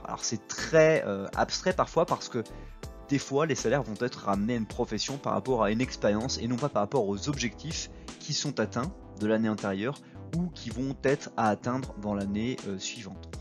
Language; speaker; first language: French; native; French